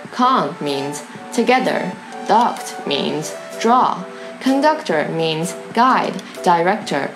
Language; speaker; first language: English; non-native, fluent; Chinese